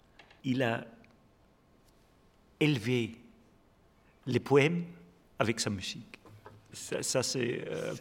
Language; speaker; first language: French; non-native, fluent; German